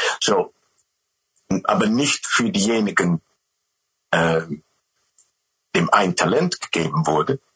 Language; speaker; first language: German; non-native, learner; Dutch